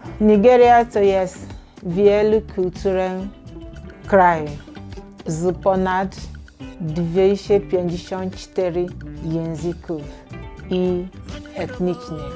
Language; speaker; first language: Polish; non-native, learner; Igbo